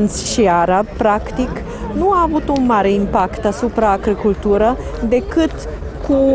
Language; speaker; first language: Romanian; non-native, fluent; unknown